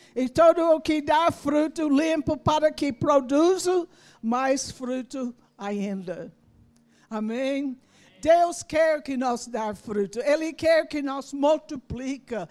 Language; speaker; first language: Portuguese; non-native, learner; English